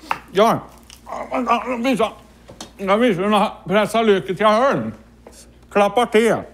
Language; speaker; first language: Swedish; native; Swedish